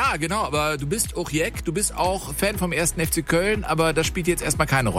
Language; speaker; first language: German; native; German